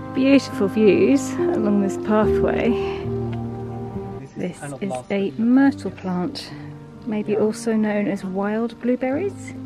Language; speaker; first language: English; native; English